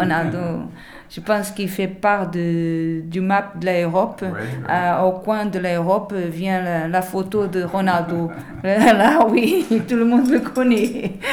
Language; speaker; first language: French; non-native, learner; Portuguese